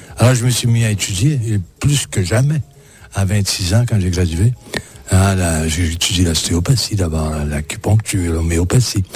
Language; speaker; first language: French; native; French